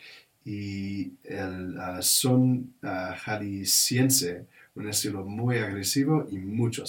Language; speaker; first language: Spanish; non-native, learner; English